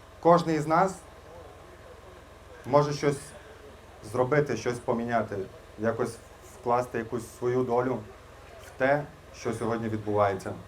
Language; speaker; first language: Ukrainian; non-native, local second language; Russian